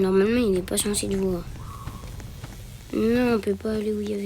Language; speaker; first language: French; native; French